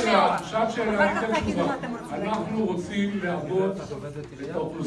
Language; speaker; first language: Hebrew; native; Hebrew